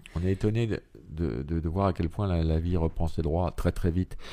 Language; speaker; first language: French; native; French